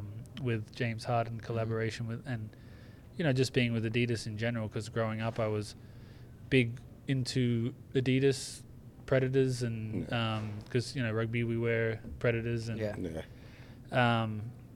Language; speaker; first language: English; native; English